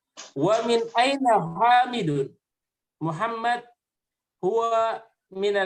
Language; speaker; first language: Arabic; non-native, fluent; Indonesian